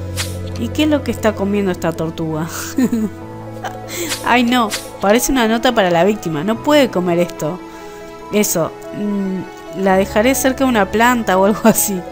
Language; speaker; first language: Spanish; native; Spanish